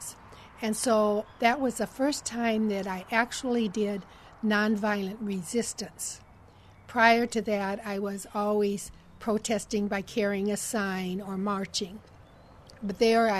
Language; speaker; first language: English; native; English